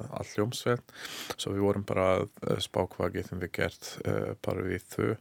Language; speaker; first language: Icelandic; non-native, learner; Hungarian